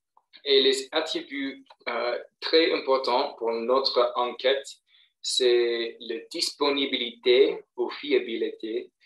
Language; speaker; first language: French; non-native, fluent; English